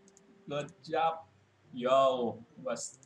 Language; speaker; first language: English; non-native, learner; Vietnamese